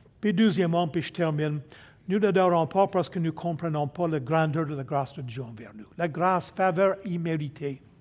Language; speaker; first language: French; non-native, local second language; English